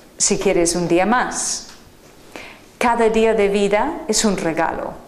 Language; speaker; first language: Spanish; non-native, fluent; English